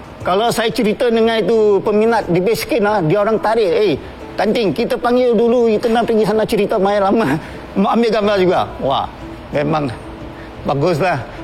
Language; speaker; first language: Malay; non-native, local second language; Chinese